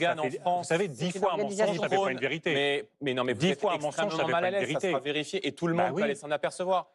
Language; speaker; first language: French; native; French